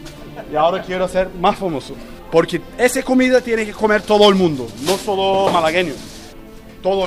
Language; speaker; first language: Spanish; non-native, learner; Turkish